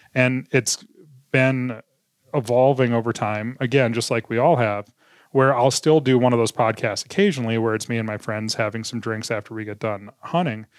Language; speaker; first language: English; native; English